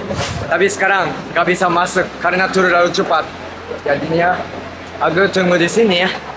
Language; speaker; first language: Indonesian; non-native, fluent; Japanese